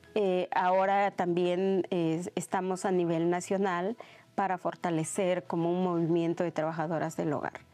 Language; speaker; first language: Spanish; non-native, local second language; Mixtepec Mixtec